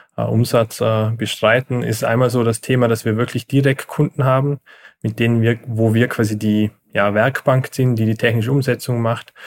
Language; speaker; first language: German; native; German